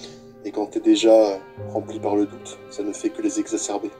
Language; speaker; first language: French; native; French